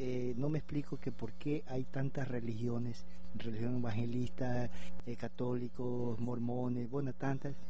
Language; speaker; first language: Spanish; native; Spanish